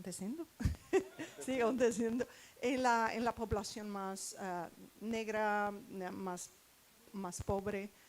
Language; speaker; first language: Spanish; non-native, fluent; Portuguese